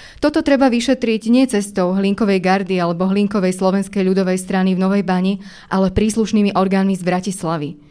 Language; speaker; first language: Slovak; native; Slovak